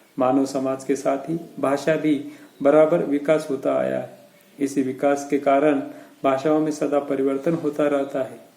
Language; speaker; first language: Hindi; non-native, local second language; Marathi